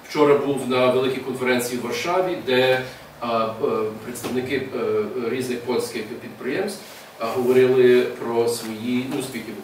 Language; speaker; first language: Ukrainian; early bilingual, heritage; English